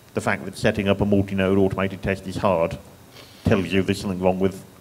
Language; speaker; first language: English; native; English